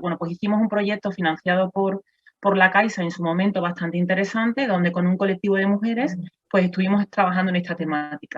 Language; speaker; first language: Spanish; native; Spanish